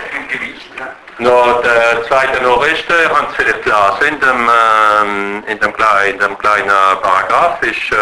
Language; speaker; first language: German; non-native, learner; French